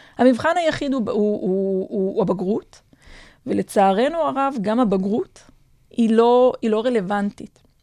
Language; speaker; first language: Hebrew; non-native, local second language; Adyghe